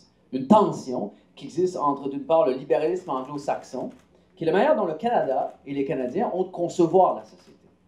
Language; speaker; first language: French; native; French